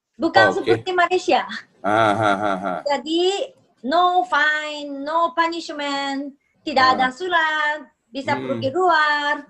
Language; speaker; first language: Indonesian; non-native, fluent; Japanese